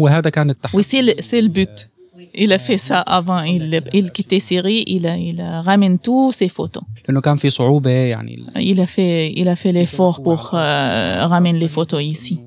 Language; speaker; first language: French; non-native, learner; Arabic